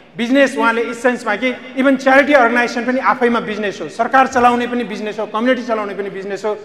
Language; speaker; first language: Nepali; native; Nepali